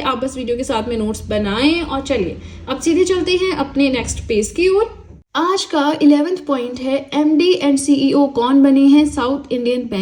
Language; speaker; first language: Hindi; native; Hindi